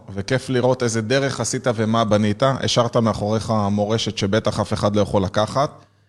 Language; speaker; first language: Hebrew; native; Hebrew